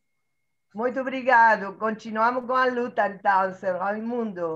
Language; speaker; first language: Portuguese; non-native, fluent; Spanish